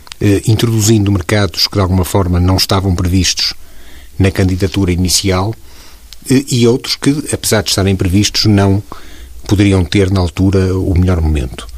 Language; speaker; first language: Portuguese; native; Portuguese